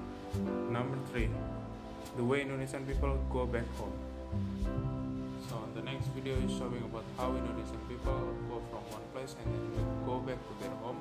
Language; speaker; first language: English; non-native, learner; Indonesian